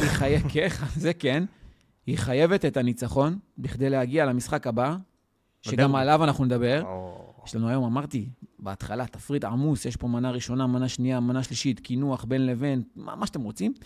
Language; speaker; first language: Hebrew; native; Hebrew